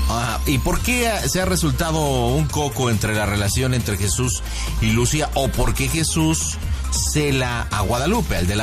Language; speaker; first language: Spanish; native; Spanish